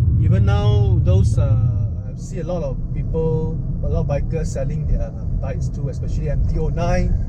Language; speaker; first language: English; non-native, local second language; Min Nan Chinese